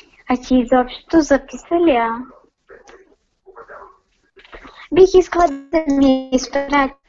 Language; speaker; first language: Bulgarian; native; Bulgarian